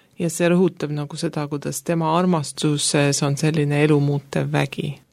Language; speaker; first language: Estonian; native; Estonian